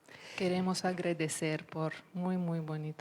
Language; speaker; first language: Spanish; non-native, learner; Lithuanian